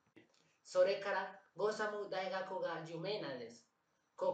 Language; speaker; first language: Japanese; non-native, learner; Spanish